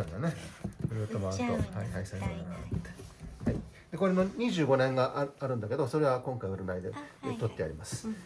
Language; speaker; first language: Japanese; native; Japanese